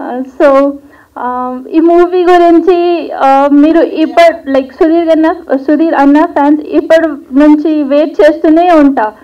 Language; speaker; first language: Telugu; non-native, learner; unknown